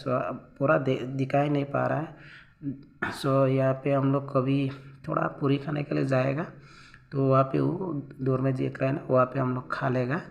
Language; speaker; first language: Hindi; non-native, local second language; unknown